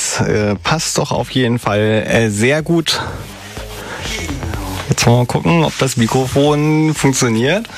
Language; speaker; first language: German; native; German